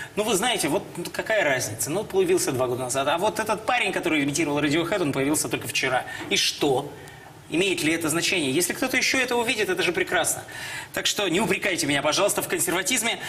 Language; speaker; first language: Russian; native; Russian